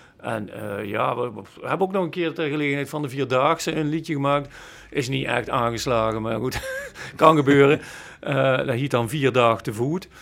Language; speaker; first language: Dutch; native; Dutch